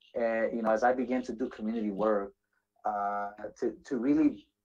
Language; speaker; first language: English; native; English